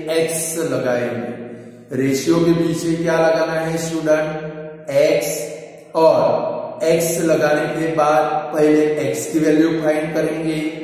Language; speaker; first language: Hindi; non-native, local second language; Gujarati